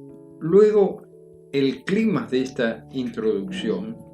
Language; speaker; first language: Spanish; native; Spanish